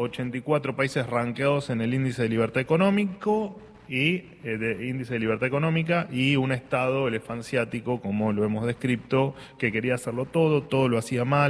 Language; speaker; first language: Spanish; native; Spanish